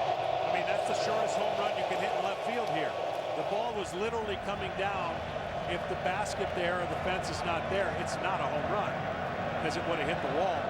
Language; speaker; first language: English; native; English